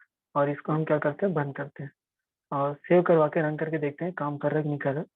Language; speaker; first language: Hindi; native; Hindi